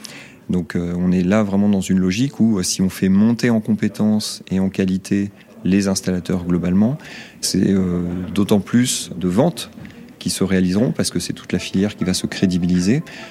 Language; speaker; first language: French; native; French